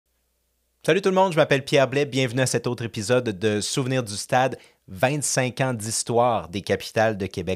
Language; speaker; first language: French; native; French